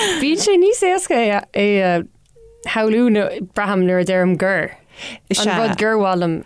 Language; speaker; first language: Irish; non-native, local second language; English